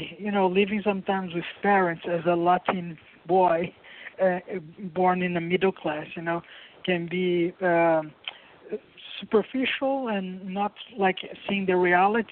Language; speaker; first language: English; non-native, fluent; Portuguese